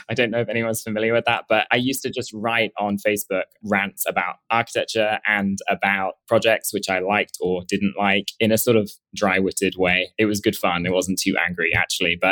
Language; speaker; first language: English; native; English